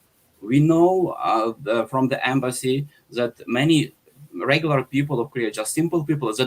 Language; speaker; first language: English; non-native, fluent; Ukrainian